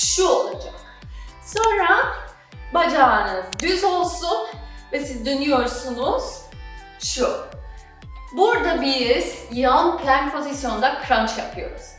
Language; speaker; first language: Turkish; non-native, fluent; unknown